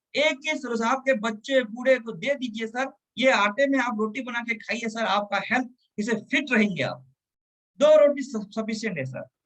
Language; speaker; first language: Hindi; non-native, local second language; Telugu